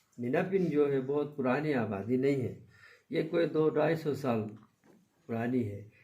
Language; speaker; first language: Urdu; non-native, local second language; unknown